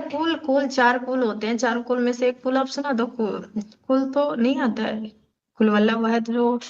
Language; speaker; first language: Hindi; native; Hindi